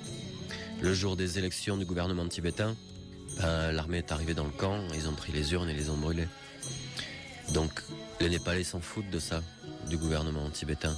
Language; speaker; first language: French; native; French